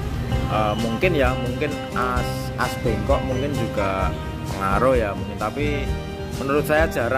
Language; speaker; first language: Indonesian; non-native, local second language; Javanese